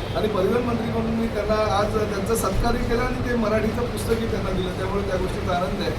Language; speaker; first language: Marathi; native; Marathi